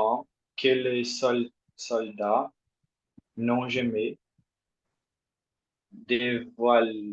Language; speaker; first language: French; non-native, learner; Portuguese